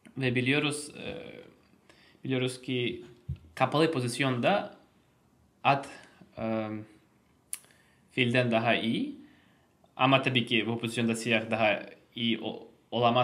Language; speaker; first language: Turkish; non-native, fluent; Russian